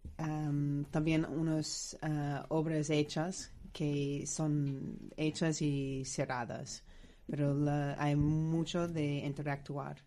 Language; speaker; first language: Spanish; non-native, fluent; English